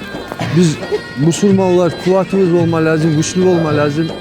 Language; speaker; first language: Turkish; non-native, learner; Kumyk